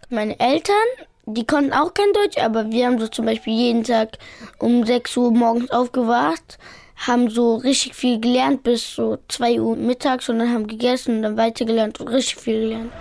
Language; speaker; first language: German; early bilingual, other home language; Pashto